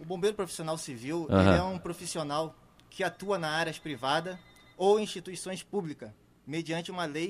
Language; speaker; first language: Portuguese; native; Portuguese